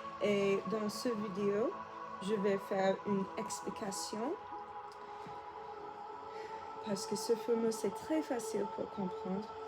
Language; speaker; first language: French; non-native, learner; English